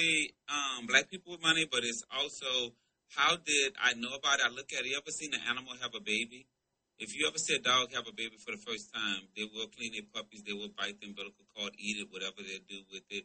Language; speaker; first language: English; native; English